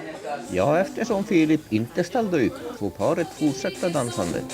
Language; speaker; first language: Swedish; native; Swedish